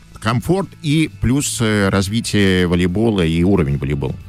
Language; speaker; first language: Russian; native; Russian